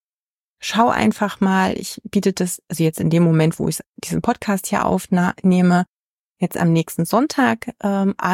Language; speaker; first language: German; native; German